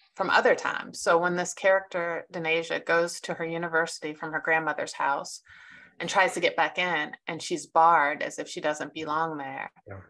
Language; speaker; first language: English; native; English